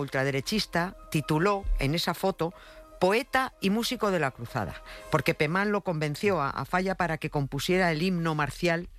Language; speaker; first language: Spanish; native; Spanish